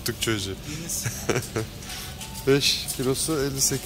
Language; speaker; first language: Turkish; native; Turkish